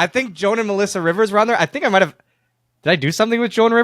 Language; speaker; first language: English; native; English